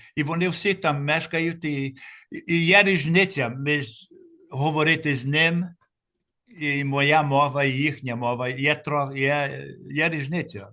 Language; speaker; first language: Ukrainian; early bilingual, heritage; Ukrainian